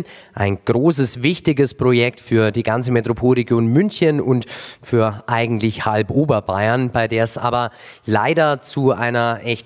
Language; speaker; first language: German; native; German